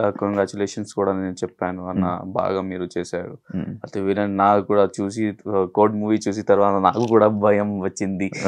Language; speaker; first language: Telugu; non-native, learner; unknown